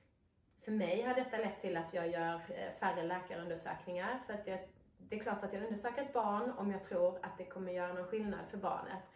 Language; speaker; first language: Swedish; native; Swedish